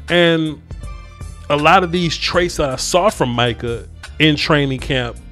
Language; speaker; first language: English; native; English